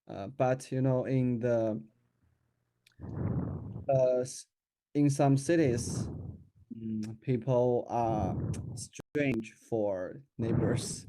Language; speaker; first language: English; non-native, learner; Chinese